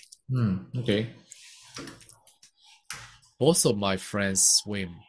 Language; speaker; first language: English; non-native, fluent; Korean